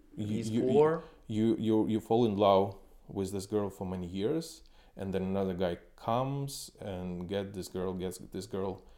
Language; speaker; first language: English; non-native, fluent; Ukrainian